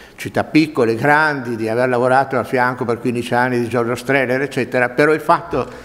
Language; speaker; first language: Italian; native; Italian